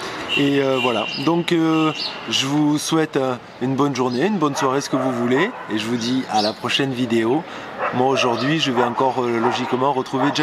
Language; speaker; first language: French; native; French